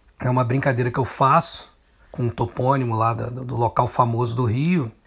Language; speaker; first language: Portuguese; native; Portuguese